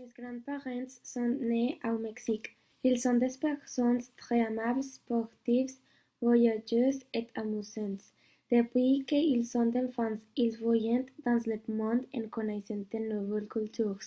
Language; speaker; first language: French; non-native, learner; Spanish